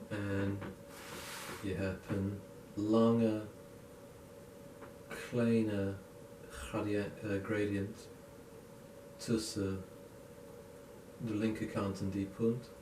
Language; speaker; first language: Dutch; non-native, learner; English